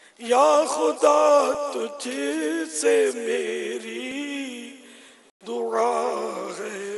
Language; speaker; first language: Urdu; non-native, local second language; Memoni